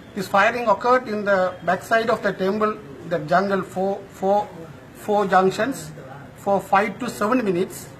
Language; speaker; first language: English; non-native, local second language; Tamil